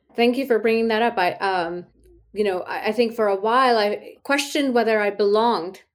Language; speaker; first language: English; non-native, local second language; Hindi